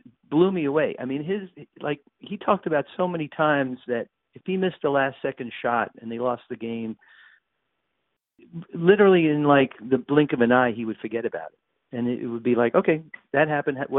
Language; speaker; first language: English; native; English